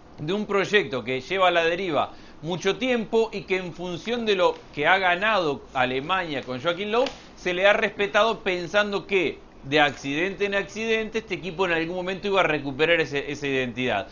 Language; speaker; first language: Spanish; native; Spanish